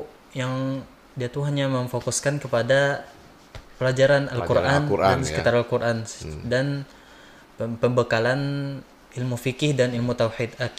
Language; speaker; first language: Indonesian; native; Indonesian